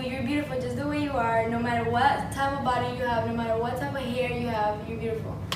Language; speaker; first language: English; early bilingual, other home language; Spanish